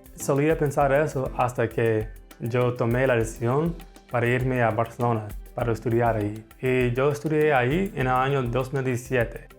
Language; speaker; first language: Spanish; non-native, fluent; English